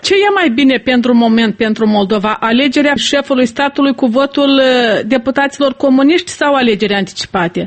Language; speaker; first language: Romanian; native; Romanian